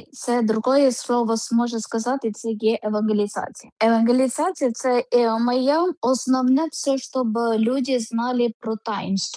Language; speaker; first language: Ukrainian; non-native, learner; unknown